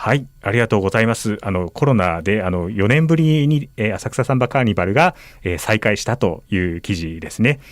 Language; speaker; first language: Japanese; native; Japanese